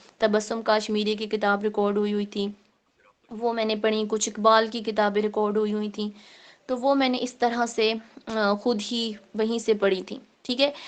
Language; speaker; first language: Urdu; native; Urdu